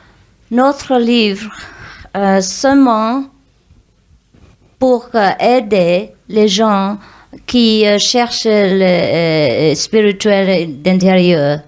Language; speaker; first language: French; non-native, learner; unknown